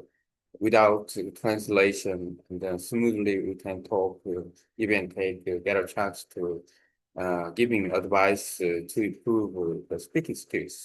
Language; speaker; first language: English; non-native, learner; Korean